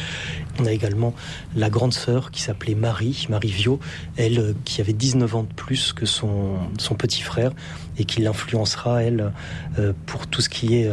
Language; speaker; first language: French; native; French